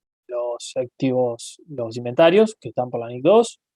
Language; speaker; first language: Spanish; native; Spanish